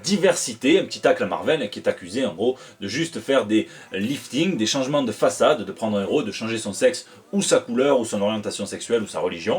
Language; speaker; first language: French; native; French